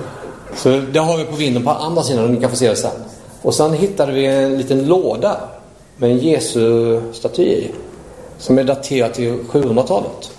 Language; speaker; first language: Swedish; native; Swedish